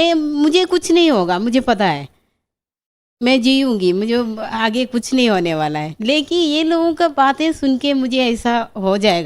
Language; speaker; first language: Hindi; non-native, local second language; Malayalam